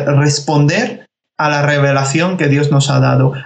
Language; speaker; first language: Spanish; early bilingual, other home language; Georgian